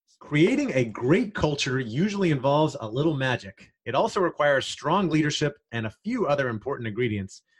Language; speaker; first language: English; native; English